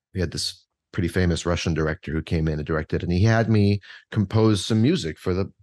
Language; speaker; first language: English; native; English